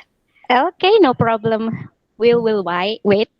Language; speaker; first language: English; non-native, learner; Indonesian